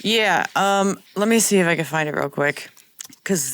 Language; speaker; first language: English; native; English